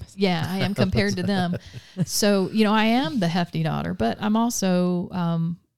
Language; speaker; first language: English; native; English